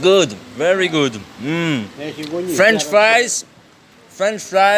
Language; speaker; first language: English; non-native, learner; French